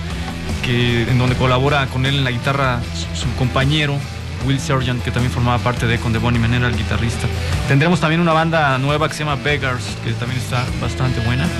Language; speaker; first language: Spanish; native; Spanish